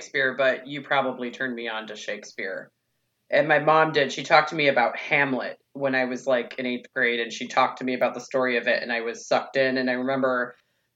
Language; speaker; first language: English; native; English